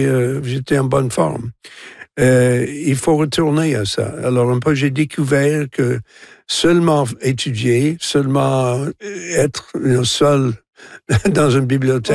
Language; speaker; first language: French; non-native, local second language; English